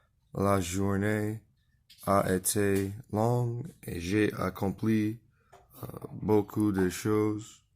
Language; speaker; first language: French; non-native, learner; English